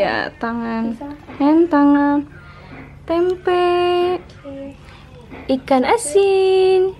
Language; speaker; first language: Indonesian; non-native, learner; English